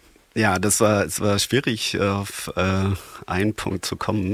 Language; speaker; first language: German; non-native, fluent; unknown